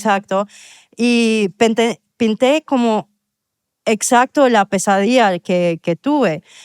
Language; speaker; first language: Spanish; non-native, fluent; Arabic